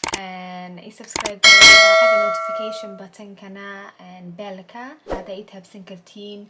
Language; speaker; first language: Somali; early bilingual, heritage; Somali